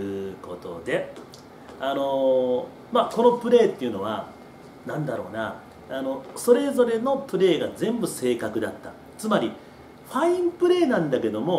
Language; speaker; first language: Japanese; native; Japanese